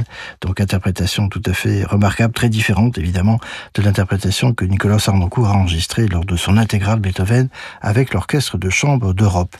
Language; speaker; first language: French; native; French